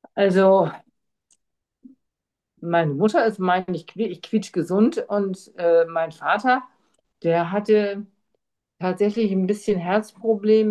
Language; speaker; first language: German; native; German